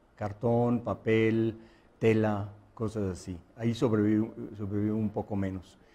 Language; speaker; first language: Spanish; native; Spanish